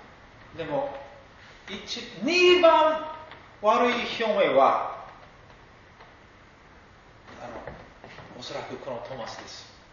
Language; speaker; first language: Japanese; non-native, fluent; English